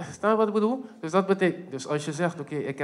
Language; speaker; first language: Dutch; non-native, local second language; Papiamento